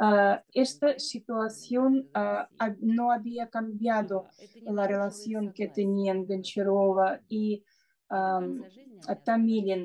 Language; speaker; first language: Spanish; non-native, fluent; Russian